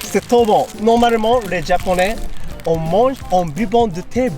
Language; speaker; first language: French; non-native, learner; Japanese